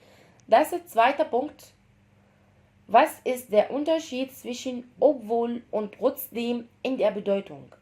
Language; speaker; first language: German; non-native, fluent; Arabic